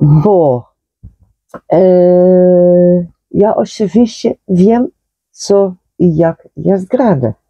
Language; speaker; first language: Polish; non-native, learner; Dutch